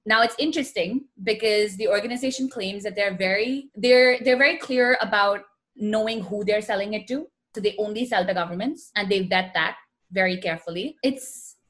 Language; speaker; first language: English; non-native, local second language; Hindi